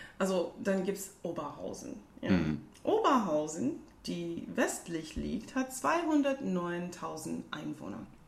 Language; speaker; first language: German; non-native, learner; English